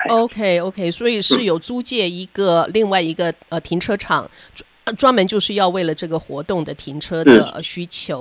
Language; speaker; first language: Chinese; native; Chinese